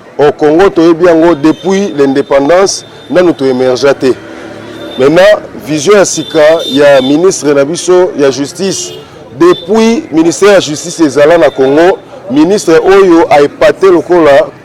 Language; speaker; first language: Lingala; non-native, local second language; Luba-Lulua